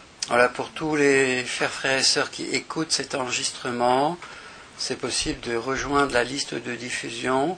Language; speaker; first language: French; native; French